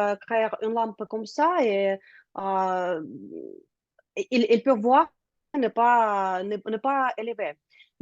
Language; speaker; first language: French; non-native, learner; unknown